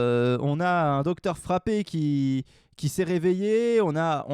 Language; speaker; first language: French; native; French